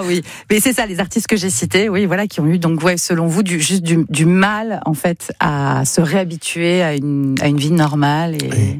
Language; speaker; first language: French; native; French